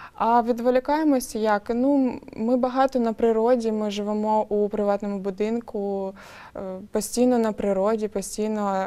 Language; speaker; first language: Ukrainian; non-native, local second language; Russian